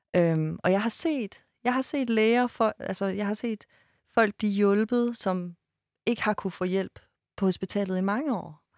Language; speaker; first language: Danish; early bilingual, other home language; Persian